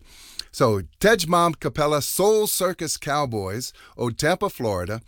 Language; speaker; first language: Czech; non-native, learner; English